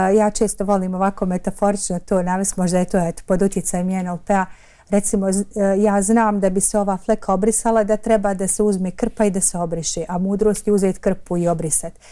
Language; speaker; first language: Bosnian; native; Bosnian